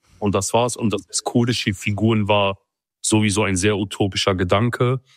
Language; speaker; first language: German; early bilingual, other home language; Kurdish